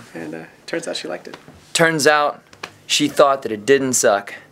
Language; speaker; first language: English; native; English